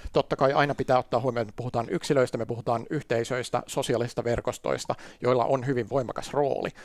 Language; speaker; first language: Finnish; native; Finnish